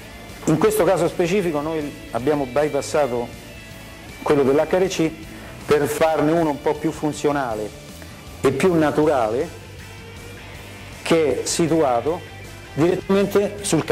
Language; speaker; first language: Italian; native; Italian